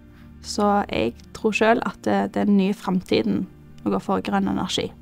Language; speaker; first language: Norwegian; early bilingual, other home language; Bosnian